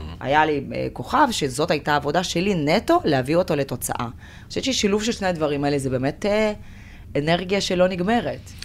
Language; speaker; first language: Hebrew; non-native, fluent; Russian